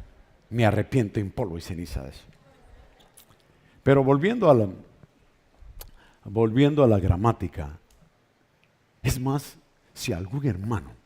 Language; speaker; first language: Spanish; native; Spanish